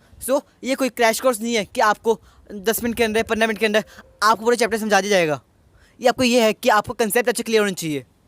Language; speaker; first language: Hindi; native; Hindi